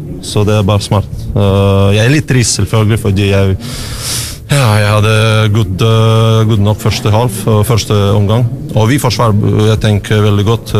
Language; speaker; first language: Norwegian; non-native, learner; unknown